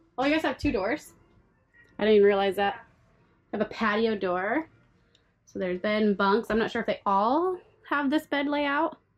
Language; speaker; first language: English; native; English